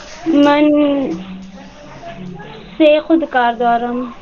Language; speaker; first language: Persian; non-native, learner; Urdu